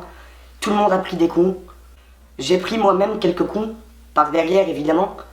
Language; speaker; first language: French; native; French